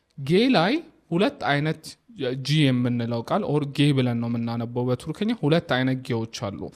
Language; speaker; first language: Amharic; non-native, local second language; Oromo